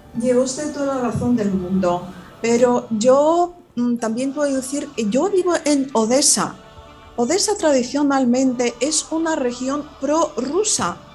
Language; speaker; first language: Spanish; non-native, fluent; Russian